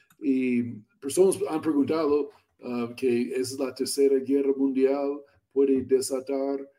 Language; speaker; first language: Spanish; non-native, learner; English